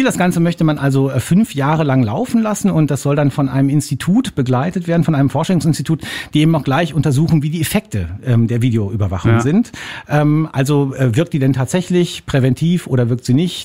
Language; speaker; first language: German; native; German